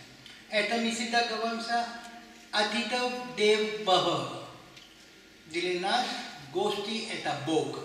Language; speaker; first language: Russian; non-native, learner; Hindi